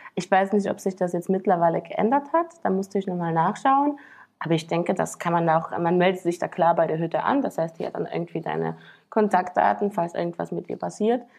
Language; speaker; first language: German; non-native, fluent; Slovak